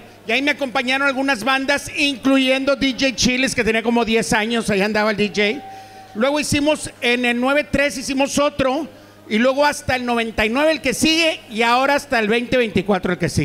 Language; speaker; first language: Spanish; native; Spanish